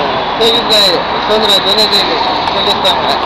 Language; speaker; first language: Turkish; non-native, learner; Kyrgyz